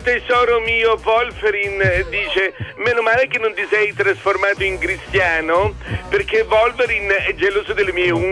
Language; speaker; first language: Italian; native; Italian